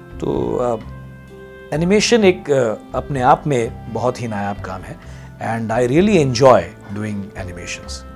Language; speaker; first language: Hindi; non-native, local second language; Gujarati